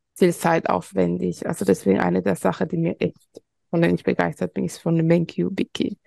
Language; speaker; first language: German; early bilingual, other home language; Spanish